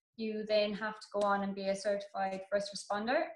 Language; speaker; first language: English; native; English